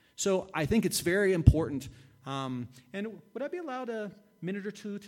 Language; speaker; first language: English; native; English